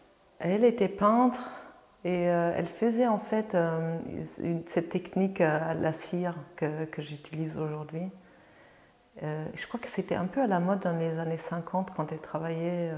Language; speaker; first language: French; non-native, fluent; German